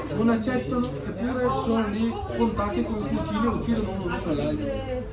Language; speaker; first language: Italian; non-native, fluent; Urdu